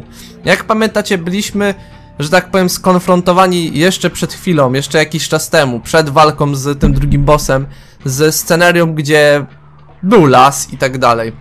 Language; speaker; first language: Polish; native; Polish